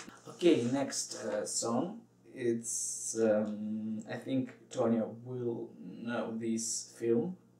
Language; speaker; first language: English; non-native, learner; Russian